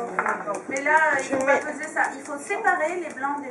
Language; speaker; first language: French; native; French